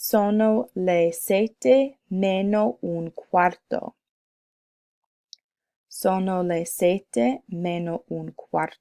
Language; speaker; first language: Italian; non-native, fluent; English